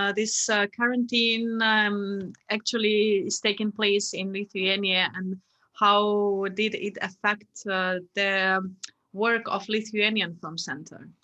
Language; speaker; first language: English; non-native, fluent; Russian